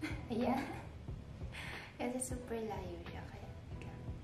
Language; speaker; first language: Filipino; native; Filipino